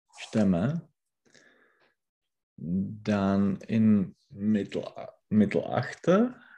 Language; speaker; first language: German; non-native, learner; Czech